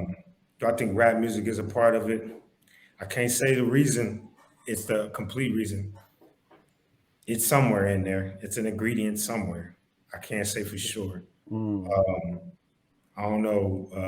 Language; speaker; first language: English; native; English